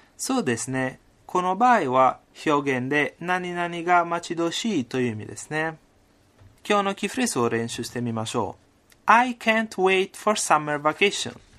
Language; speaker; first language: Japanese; non-native, fluent; Italian